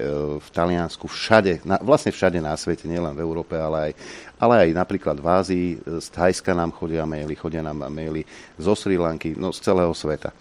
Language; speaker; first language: Slovak; native; Slovak